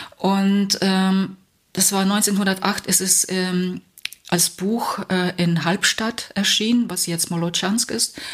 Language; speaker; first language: German; early bilingual, heritage; Plautdietsch